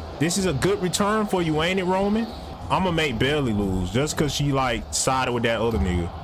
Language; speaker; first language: English; native; English